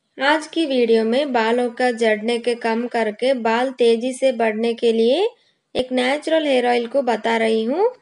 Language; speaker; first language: Hindi; non-native, local second language; Kannada